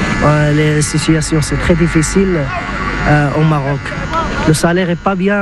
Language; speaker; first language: French; non-native, learner; Arabic